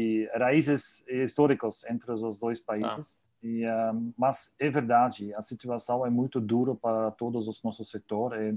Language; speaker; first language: Portuguese; non-native, learner; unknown